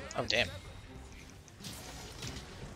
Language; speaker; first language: English; native; English